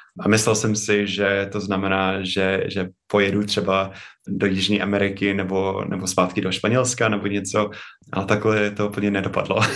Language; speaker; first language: Czech; non-native, fluent; English